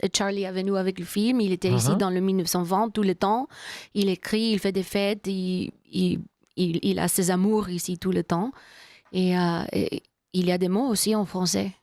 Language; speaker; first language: French; non-native, learner; English